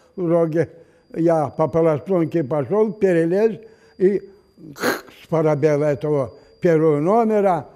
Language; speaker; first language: Russian; non-native, local second language; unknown